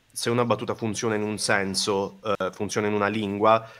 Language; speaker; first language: Italian; non-native, local second language; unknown